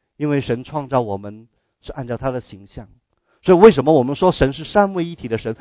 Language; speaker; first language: Chinese; non-native, local second language; Cantonese